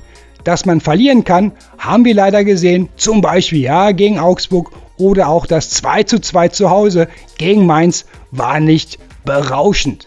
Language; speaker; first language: German; native; German